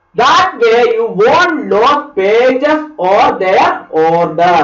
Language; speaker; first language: English; non-native, local second language; Malayalam